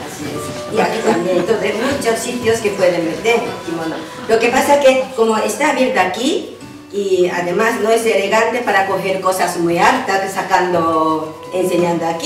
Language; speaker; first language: Spanish; non-native, learner; Japanese